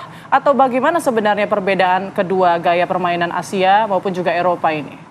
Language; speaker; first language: Indonesian; native; Indonesian